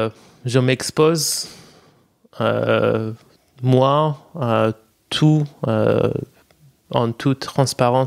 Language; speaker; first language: French; non-native, fluent; Persian